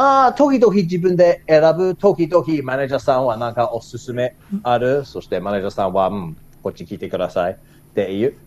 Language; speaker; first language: Japanese; non-native, learner; English